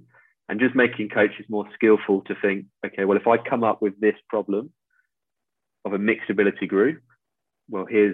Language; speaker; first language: English; native; English